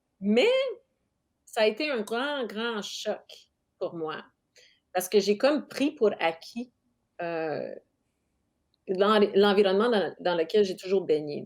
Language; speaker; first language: French; non-native, local second language; English